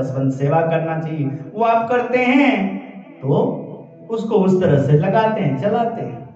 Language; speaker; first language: Hindi; native; Hindi